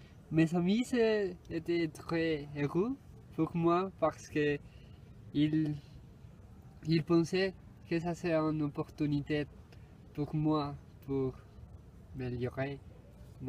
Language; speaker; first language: French; non-native, learner; Spanish